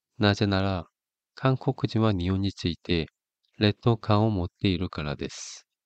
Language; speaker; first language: Japanese; non-native, fluent; Korean